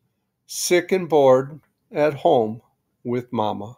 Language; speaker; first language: English; native; English